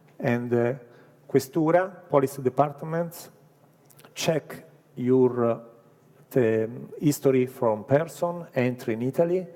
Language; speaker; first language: English; non-native, learner; Italian